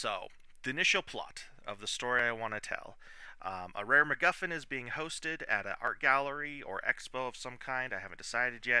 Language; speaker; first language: English; native; English